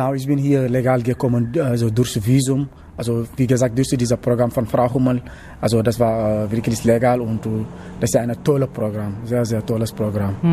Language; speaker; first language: German; non-native, learner; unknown